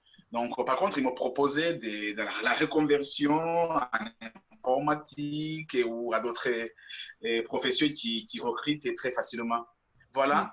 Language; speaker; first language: French; non-native, local second language; Kinyarwanda